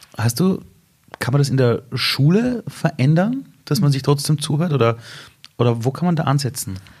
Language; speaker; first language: German; early bilingual, other home language; Persian